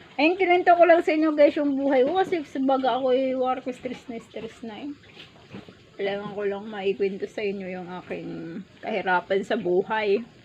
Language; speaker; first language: Filipino; non-native, local second language; Cebuano